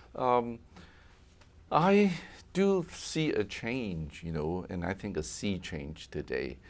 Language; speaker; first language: English; non-native, local second language; Cantonese